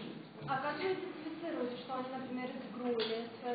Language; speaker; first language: Russian; native; Russian